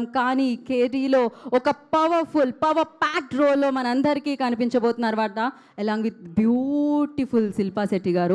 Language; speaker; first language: Telugu; native; Telugu